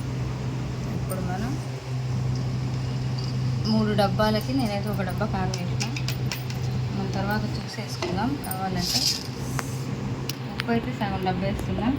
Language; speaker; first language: Telugu; native; Telugu